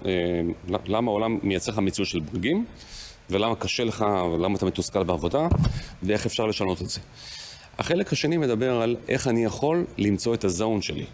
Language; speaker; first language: Hebrew; native; Hebrew